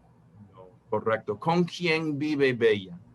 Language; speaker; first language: Spanish; non-native, fluent; English